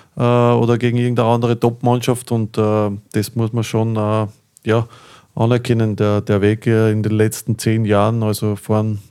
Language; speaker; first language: German; native; German